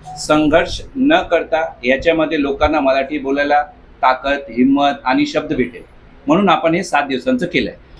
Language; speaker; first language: Marathi; non-native, local second language; Hindi